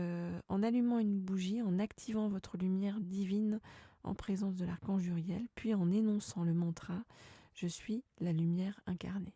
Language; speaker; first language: French; native; French